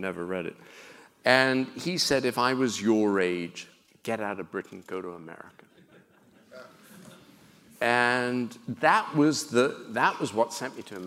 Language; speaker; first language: English; native; English